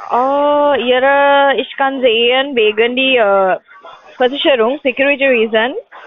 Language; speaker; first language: German; non-native, learner; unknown